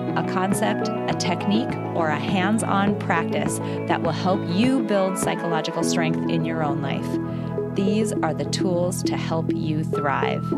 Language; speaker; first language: English; native; English